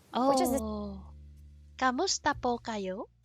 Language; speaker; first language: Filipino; non-native, learner; English